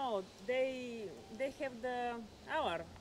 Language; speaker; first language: English; non-native, learner; Bulgarian